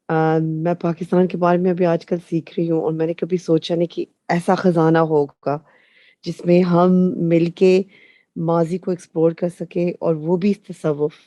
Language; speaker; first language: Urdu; non-native, fluent; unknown